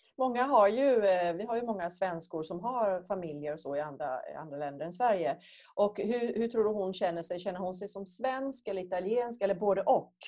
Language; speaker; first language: Swedish; native; Swedish